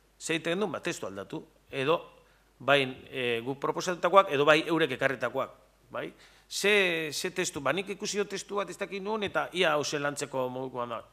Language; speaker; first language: Basque; native; Basque